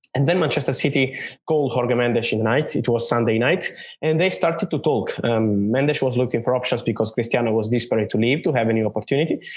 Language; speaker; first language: English; non-native, fluent; Italian